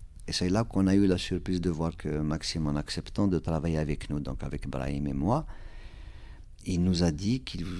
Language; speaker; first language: French; non-native, local second language; Kabyle